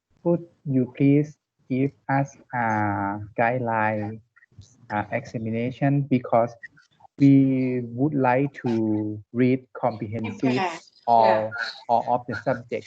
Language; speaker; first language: English; non-native, learner; Thai